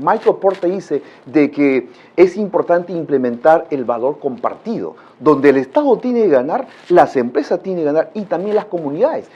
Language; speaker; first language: Spanish; non-native, local second language; Shipibo-Conibo